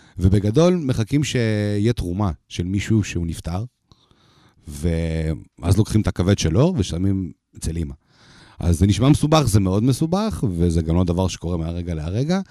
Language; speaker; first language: Hebrew; early bilingual, other home language; Russian